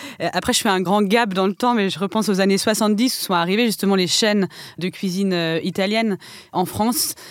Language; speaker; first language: French; native; French